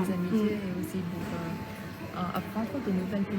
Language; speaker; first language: French; non-native, fluent; Vietnamese